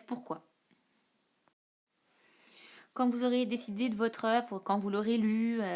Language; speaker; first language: French; native; French